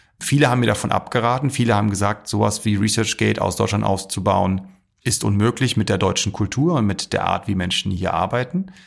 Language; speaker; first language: German; early bilingual, other home language; Arabic